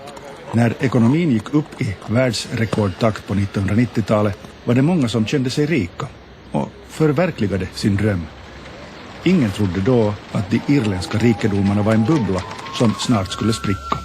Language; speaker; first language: Swedish; native; Swedish